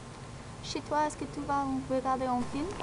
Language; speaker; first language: French; non-native, learner; English